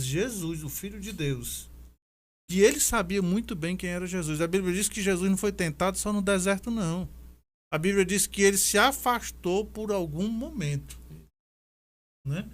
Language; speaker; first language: Portuguese; native; Portuguese